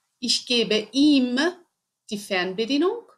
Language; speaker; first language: German; non-native, fluent; Spanish